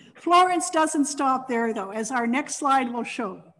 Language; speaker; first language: English; native; English